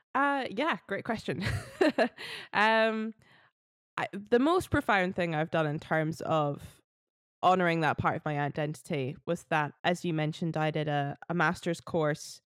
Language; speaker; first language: English; native; English